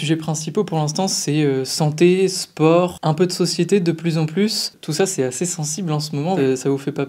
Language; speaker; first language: French; native; French